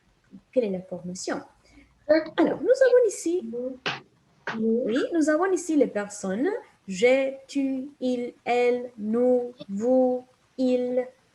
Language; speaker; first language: French; non-native, fluent; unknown